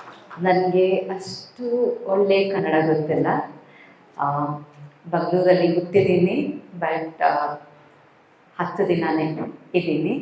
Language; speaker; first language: Kannada; non-native, local second language; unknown